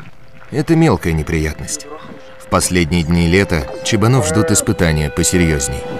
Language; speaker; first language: Russian; native; Russian